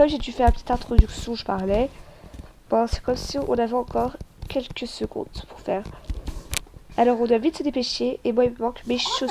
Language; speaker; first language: French; native; French